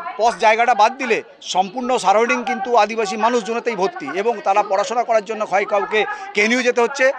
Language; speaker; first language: Bangla; non-native, local second language; Santali